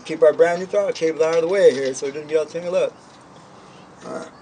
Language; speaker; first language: English; native; English